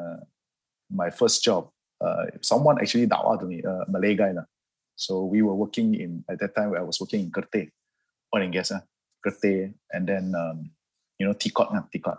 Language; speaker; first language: English; non-native, local second language; Hakka Chinese